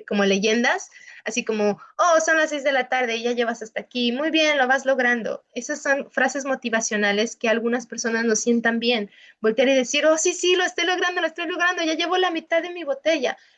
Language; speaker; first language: Spanish; native; Spanish